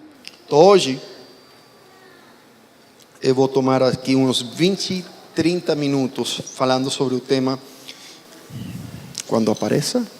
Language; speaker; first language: Portuguese; non-native, fluent; Spanish